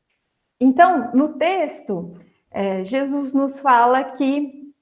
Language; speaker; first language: Portuguese; native; Portuguese